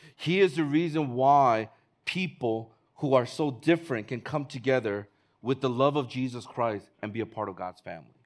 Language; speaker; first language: English; native; English